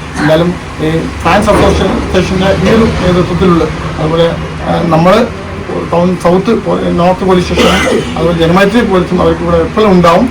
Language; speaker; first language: Malayalam; native; Malayalam